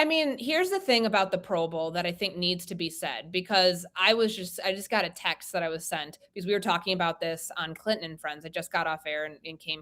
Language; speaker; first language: English; native; English